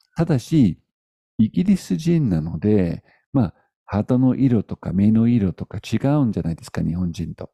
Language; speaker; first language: Japanese; non-native, fluent; English